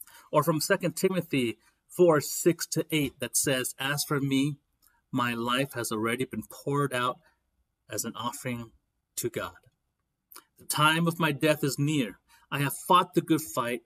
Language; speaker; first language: English; native; English